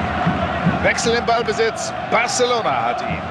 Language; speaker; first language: German; native; German